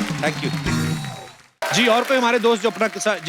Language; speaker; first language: Hindi; native; Hindi